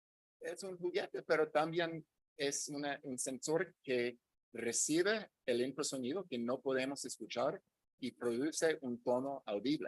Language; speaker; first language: Spanish; non-native, fluent; English